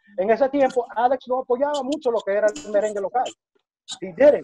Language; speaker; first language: Spanish; early bilingual, heritage; Spanish